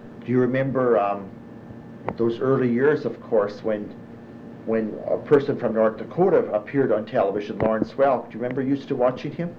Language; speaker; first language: English; early bilingual, other home language; German